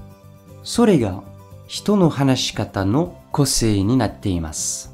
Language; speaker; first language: Japanese; non-native, fluent; French